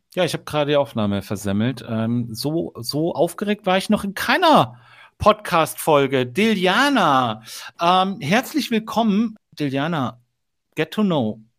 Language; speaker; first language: German; native; German